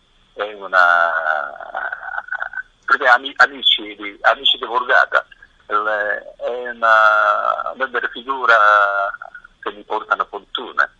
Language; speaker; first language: Italian; non-native, fluent; Japanese